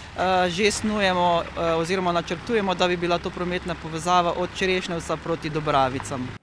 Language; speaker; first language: Slovenian; native; Slovenian